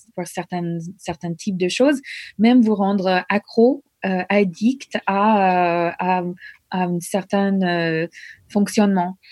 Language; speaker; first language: French; non-native, fluent; English